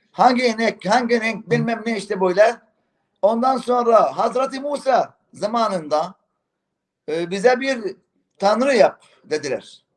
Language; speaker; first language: Turkish; non-native, fluent; Arabic